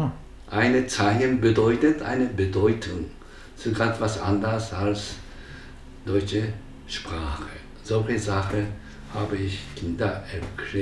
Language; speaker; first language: German; non-native, fluent; Japanese